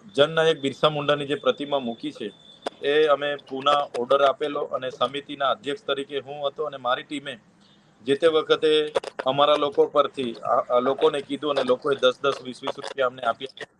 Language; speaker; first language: Gujarati; non-native, local second language; Vasavi